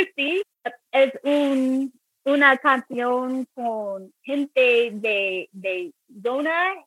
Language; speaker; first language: Spanish; non-native, learner; English